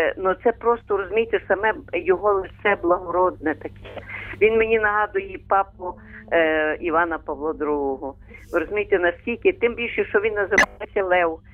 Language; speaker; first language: Ukrainian; native; Ukrainian